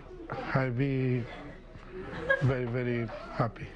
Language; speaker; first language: English; non-native, learner; Romanian